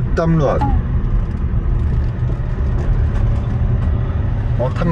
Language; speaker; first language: Thai; non-native, fluent; Korean